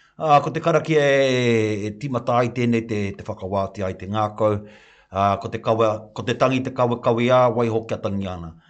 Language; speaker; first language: Māori; non-native, local second language; English